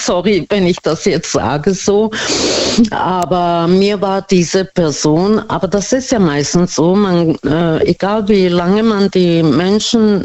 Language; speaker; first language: German; non-native, fluent; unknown